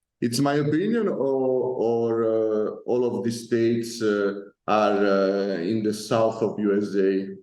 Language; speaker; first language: English; non-native, learner; Italian